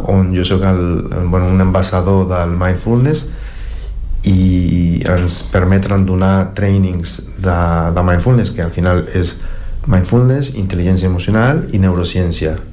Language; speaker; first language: Catalan; non-native, fluent; Spanish